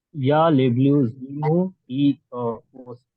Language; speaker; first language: Russian; non-native, learner; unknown